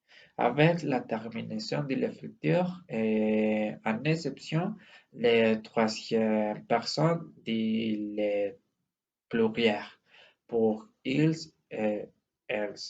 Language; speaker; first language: French; non-native, learner; Spanish